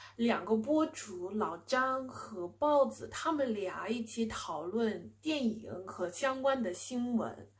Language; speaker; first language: Chinese; non-native, fluent; English